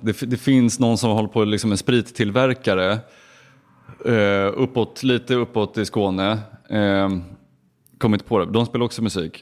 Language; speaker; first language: Swedish; native; Swedish